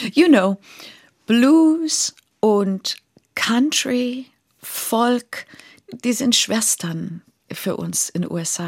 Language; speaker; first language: German; non-native, fluent; English